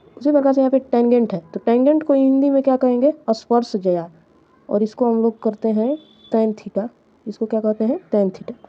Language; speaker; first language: Hindi; native; Hindi